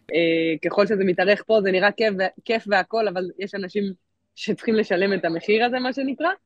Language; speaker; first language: Hebrew; native; Hebrew